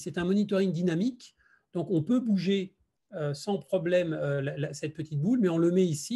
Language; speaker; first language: French; native; French